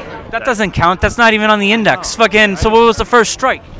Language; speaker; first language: English; native; English